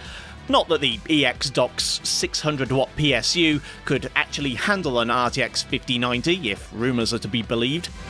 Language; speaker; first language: English; native; English